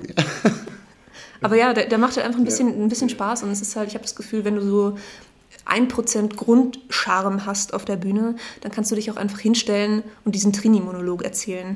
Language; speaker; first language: German; native; German